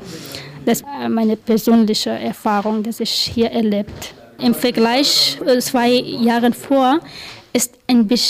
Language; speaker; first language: German; non-native, learner; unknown